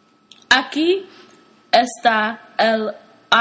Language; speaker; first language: Spanish; non-native, learner; English